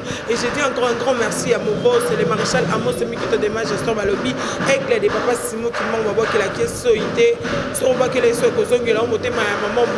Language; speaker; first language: French; non-native, local second language; Lingala